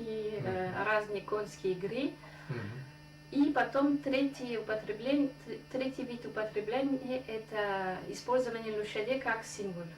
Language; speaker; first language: Russian; non-native, fluent; French